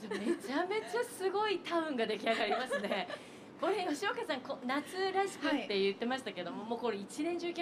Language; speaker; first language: Japanese; native; Japanese